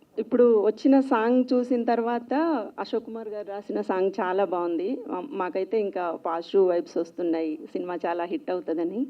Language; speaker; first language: Telugu; non-native, local second language; Kannada